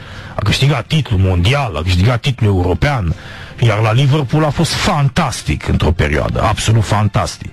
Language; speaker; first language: Romanian; native; Romanian